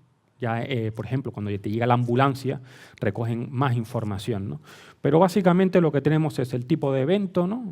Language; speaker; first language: Spanish; native; Spanish